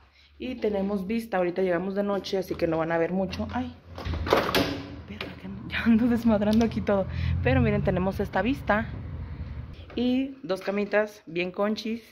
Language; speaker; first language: Spanish; native; Spanish